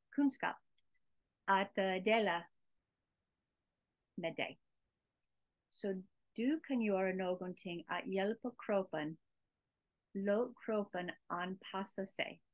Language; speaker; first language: Swedish; non-native, learner; English